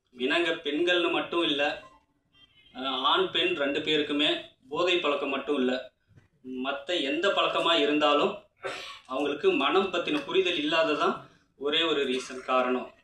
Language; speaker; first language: Tamil; native; Tamil